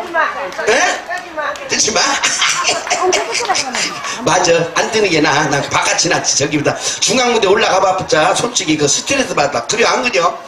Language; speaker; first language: Korean; native; Korean